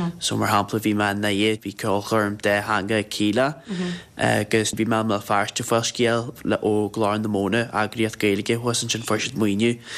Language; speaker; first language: Irish; native; Irish